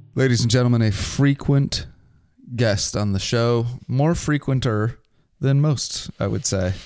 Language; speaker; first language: English; native; English